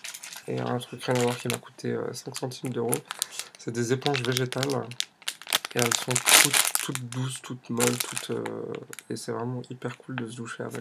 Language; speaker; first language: French; native; French